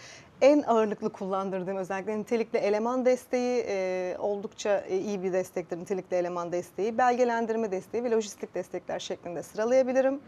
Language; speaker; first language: Turkish; native; Turkish